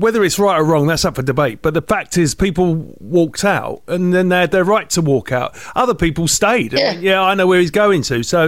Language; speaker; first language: English; native; English